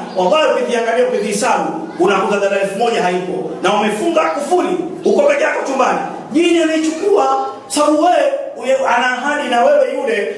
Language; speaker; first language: Swahili; native; Swahili